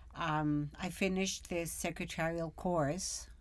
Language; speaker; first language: English; early bilingual, other home language; Spanish